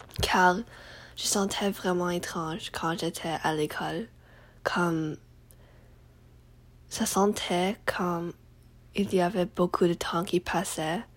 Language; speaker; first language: French; non-native, learner; English